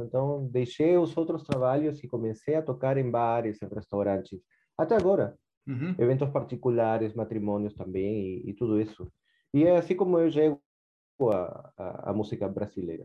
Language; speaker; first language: Portuguese; non-native, fluent; Spanish